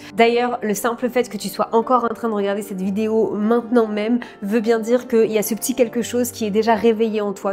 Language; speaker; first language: French; native; French